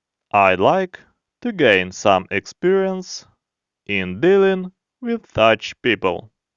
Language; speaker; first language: English; non-native, fluent; Ukrainian